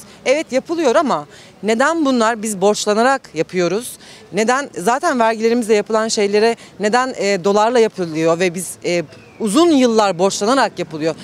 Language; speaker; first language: Turkish; native; Turkish